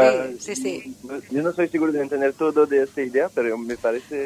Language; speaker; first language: Spanish; non-native, fluent; French